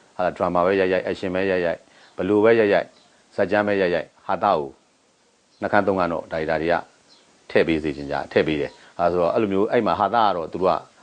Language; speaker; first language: Burmese; native; Burmese